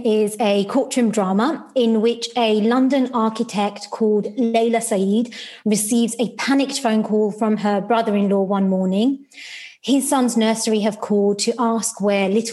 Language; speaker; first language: English; non-native, local second language; Sylheti